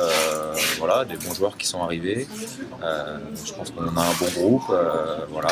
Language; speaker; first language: French; native; French